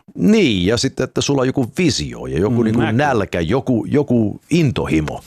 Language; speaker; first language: Finnish; early bilingual, heritage; Finnish